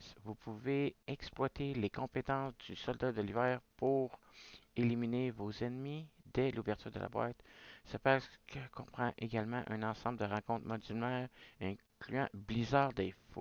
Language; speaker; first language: French; native; French